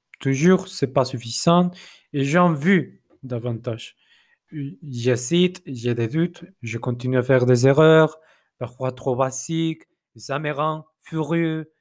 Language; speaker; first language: French; non-native, fluent; Spanish